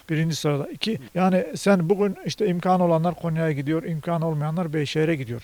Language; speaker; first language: Turkish; native; Turkish